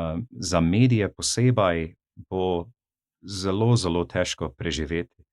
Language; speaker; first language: Slovenian; non-native, fluent; English